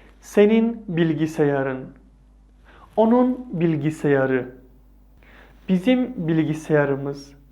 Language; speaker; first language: Turkish; non-native, fluent; Persian